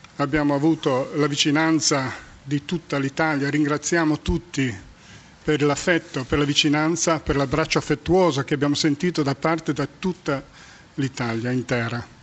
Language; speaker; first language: Italian; native; Italian